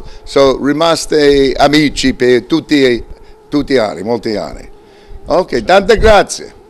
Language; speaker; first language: Italian; early bilingual, heritage; English